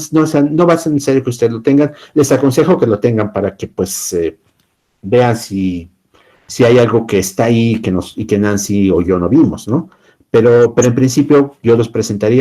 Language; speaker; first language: Spanish; native; Spanish